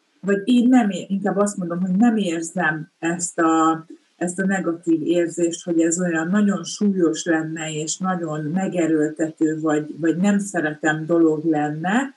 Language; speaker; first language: Hungarian; native; Hungarian